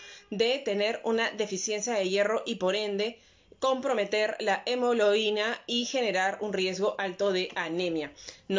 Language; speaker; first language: Spanish; native; Spanish